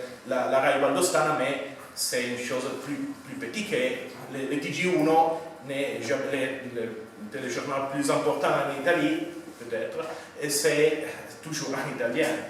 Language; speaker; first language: French; non-native, fluent; Italian